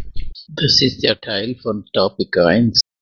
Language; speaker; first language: German; non-native, learner; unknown